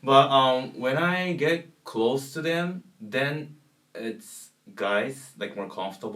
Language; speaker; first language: English; non-native, learner; Japanese